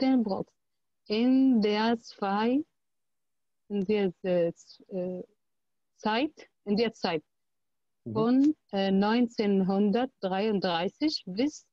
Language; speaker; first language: German; non-native, learner; Arabic